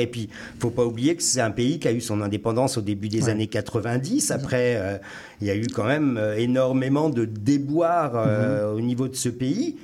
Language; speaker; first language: French; native; French